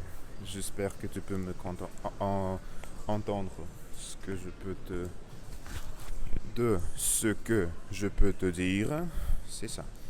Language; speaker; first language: French; non-native, learner; Russian